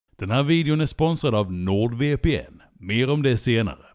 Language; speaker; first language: Swedish; native; Swedish